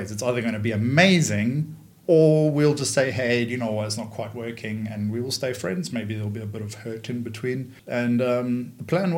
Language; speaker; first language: English; native; English